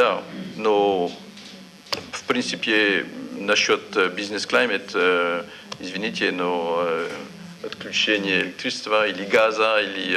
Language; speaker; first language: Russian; non-native, fluent; French